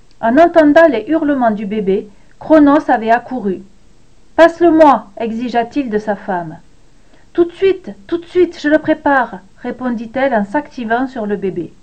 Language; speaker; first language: French; native; French